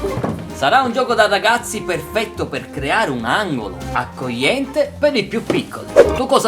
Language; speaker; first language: Italian; native; Italian